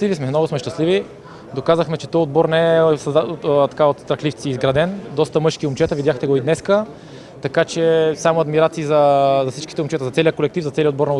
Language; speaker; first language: Bulgarian; native; Bulgarian